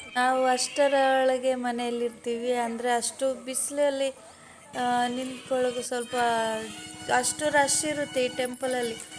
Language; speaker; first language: Kannada; non-native, local second language; Tulu